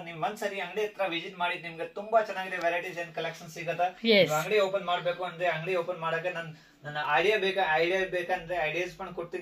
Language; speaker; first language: Kannada; non-native, local second language; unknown